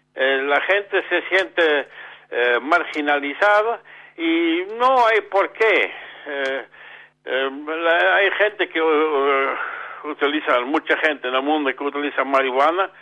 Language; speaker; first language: Spanish; non-native, fluent; Dutch